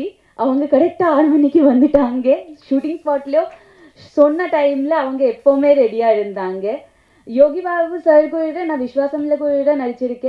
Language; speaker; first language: Tamil; non-native, fluent; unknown